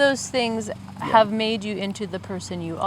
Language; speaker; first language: English; native; English